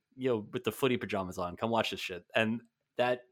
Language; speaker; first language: English; native; English